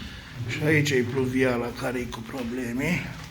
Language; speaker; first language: Romanian; native; Romanian